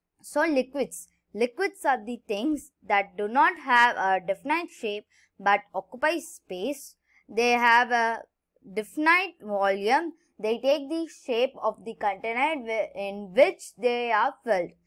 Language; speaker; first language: English; non-native, local second language; Tamil